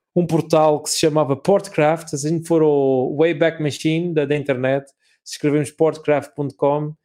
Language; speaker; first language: Portuguese; native; Portuguese